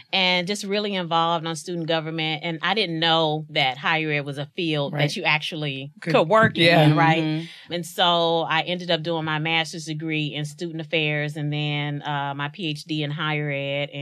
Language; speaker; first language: English; native; English